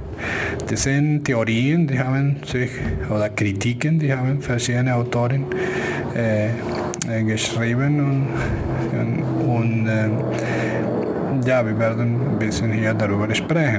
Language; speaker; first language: German; non-native, fluent; Spanish